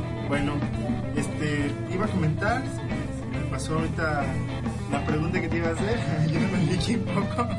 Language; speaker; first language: Spanish; native; Spanish